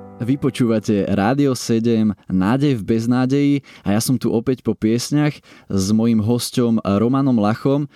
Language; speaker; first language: Slovak; native; Slovak